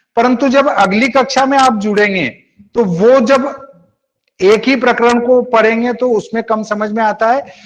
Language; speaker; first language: Hindi; native; Hindi